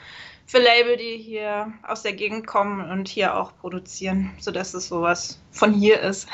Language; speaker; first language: German; native; German